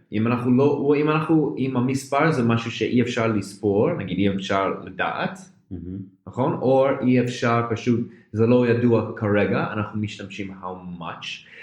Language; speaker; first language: Hebrew; non-native, fluent; English